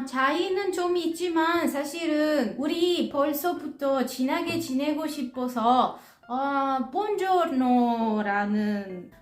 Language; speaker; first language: Korean; non-native, learner; Italian